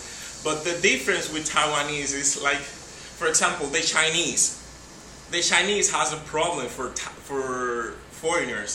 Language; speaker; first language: English; non-native, fluent; Spanish